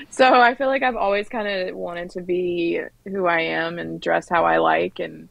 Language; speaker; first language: English; native; English